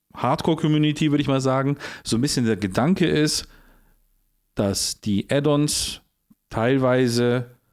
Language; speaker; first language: German; early bilingual, heritage; Polish